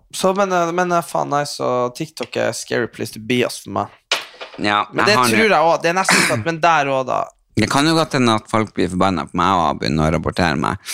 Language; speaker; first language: Norwegian; native; Norwegian